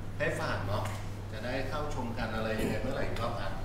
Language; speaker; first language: Thai; native; Thai